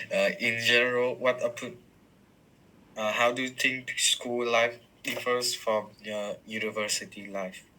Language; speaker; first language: English; non-native, learner; Vietnamese